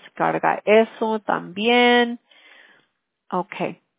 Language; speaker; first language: Spanish; early bilingual, other home language; English